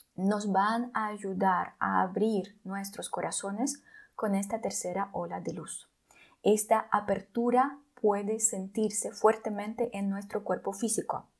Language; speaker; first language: Spanish; non-native, fluent; Russian